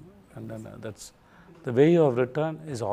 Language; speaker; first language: Telugu; non-native, learner; Tamil